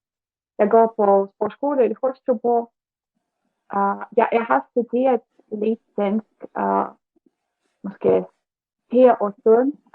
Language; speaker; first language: Danish; non-native, learner; Russian